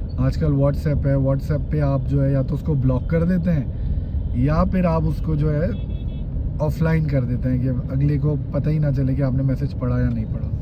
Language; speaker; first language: Urdu; native; Urdu